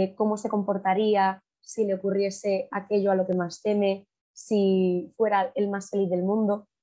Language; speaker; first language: Spanish; native; Spanish